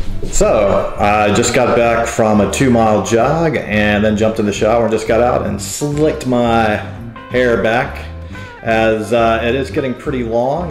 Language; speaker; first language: English; native; English